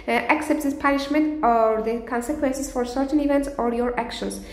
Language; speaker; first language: English; non-native, fluent; Azerbaijani